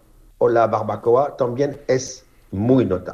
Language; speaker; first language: Spanish; non-native, learner; French